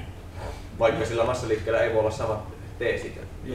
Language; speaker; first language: Finnish; native; Finnish